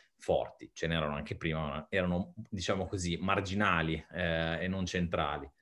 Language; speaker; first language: Italian; native; Italian